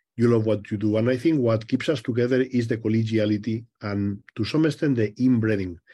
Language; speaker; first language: English; non-native, fluent; Spanish